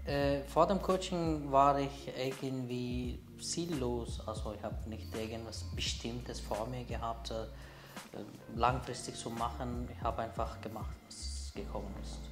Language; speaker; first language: German; non-native, learner; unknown